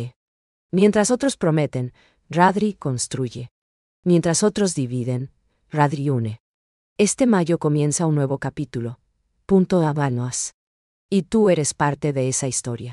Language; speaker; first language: Spanish; native; Spanish